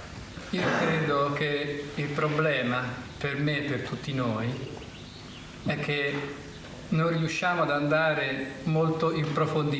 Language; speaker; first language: Italian; non-native, fluent; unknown